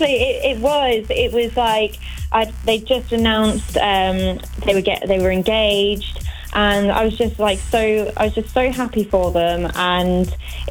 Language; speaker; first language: English; native; English